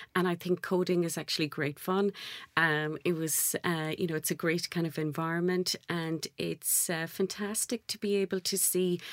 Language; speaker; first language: English; native; English